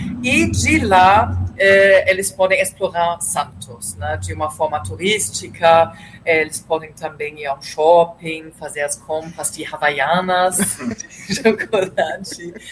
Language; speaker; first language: Portuguese; non-native, fluent; German